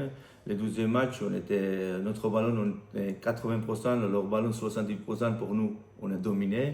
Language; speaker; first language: French; non-native, learner; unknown